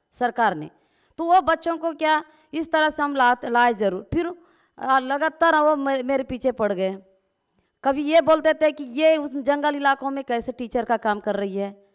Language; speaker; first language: Hindi; non-native, local second language; Gondi